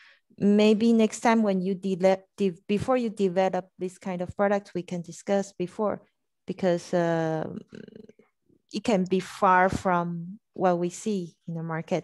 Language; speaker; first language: English; non-native, fluent; French